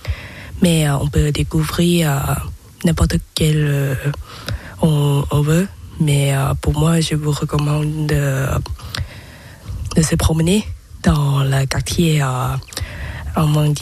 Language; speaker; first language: French; non-native, learner; Thai